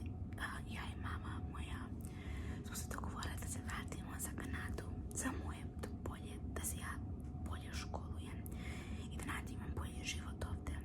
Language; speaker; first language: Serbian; early bilingual, heritage; Serbian